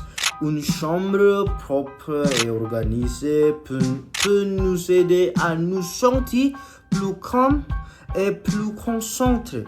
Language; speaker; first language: French; non-native, learner; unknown